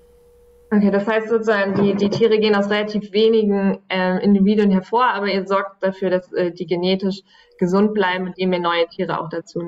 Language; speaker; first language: German; native; German